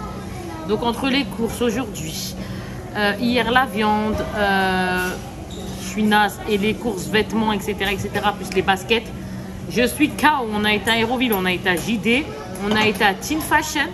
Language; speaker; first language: French; native; French